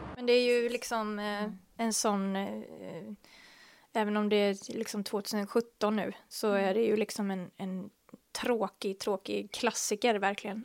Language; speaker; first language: Swedish; native; Swedish